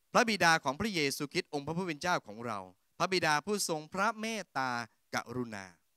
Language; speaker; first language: Thai; native; Thai